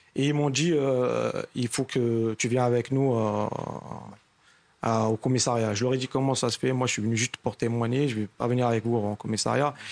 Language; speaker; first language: French; non-native, local second language; Arabic